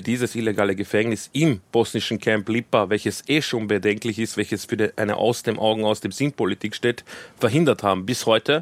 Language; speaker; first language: German; early bilingual, other home language; Croatian